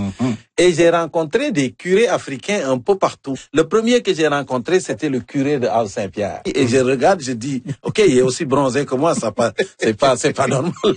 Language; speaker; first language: French; native; French